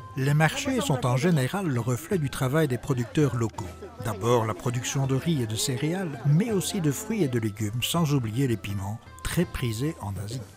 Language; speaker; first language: French; native; French